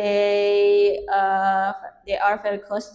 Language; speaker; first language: English; non-native, learner; Indonesian